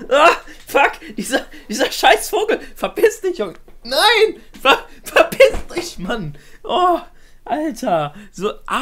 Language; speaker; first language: German; native; German